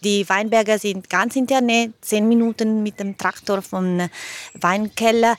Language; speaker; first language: German; non-native, learner; Italian